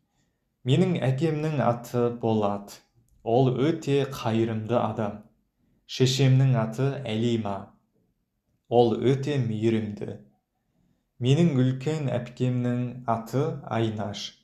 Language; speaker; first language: Kazakh; non-native, fluent; Mongolian